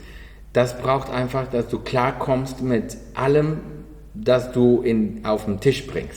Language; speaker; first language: German; non-native, learner; Spanish